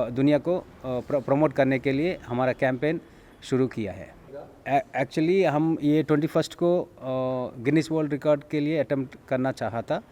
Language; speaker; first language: Hindi; non-native, local second language; Telugu